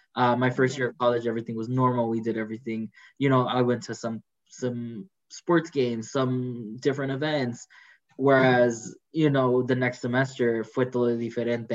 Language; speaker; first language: English; early bilingual, other home language; Spanish